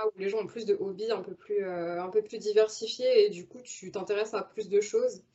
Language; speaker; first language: French; native; French